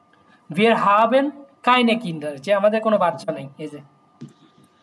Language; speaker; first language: German; non-native, fluent; Bangla